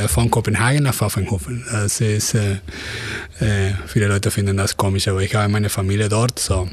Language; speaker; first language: German; non-native, fluent; Spanish